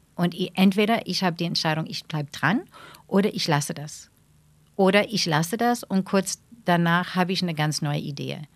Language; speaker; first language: German; non-native, fluent; English